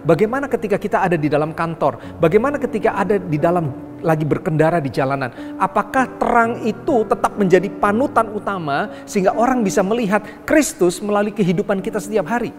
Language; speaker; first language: Indonesian; native; Indonesian